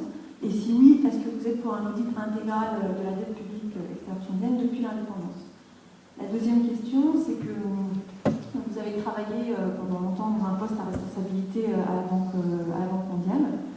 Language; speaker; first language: French; non-native, local second language; Arabic